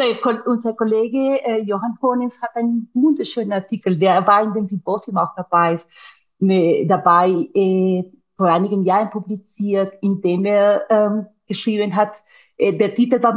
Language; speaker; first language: German; non-native, fluent; Spanish